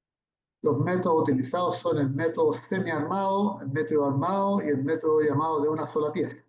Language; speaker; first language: Spanish; native; Spanish